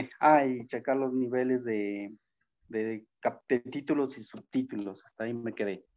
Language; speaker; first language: Spanish; native; Spanish